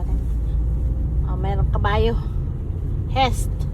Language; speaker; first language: Danish; non-native, learner; Filipino